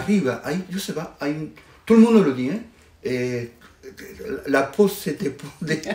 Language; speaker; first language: French; non-native, fluent; Spanish